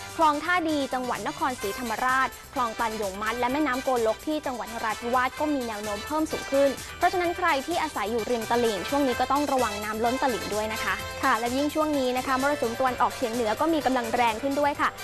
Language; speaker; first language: Thai; native; Thai